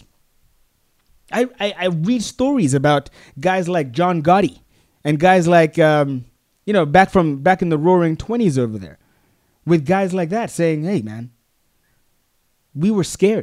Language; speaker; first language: English; non-native, local second language; Tswana